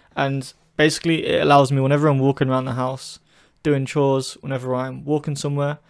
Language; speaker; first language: English; native; English